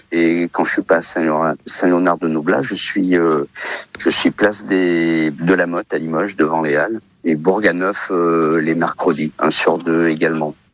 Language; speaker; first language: French; early bilingual, other home language; Portuguese